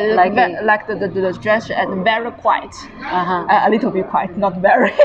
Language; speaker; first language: English; non-native, learner; Chinese